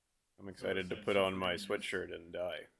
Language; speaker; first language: English; native; English